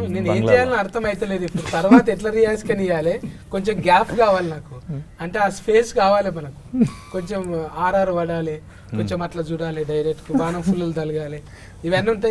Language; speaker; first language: Telugu; native; Telugu